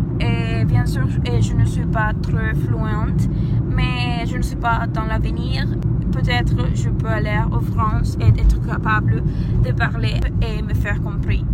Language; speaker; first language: French; non-native, learner; Spanish